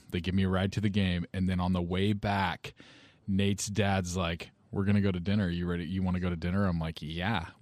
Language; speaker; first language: English; native; English